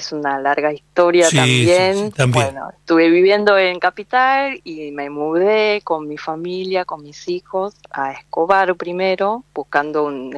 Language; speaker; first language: Spanish; non-native, fluent; Korean